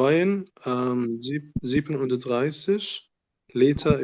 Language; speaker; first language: German; non-native, learner; Arabic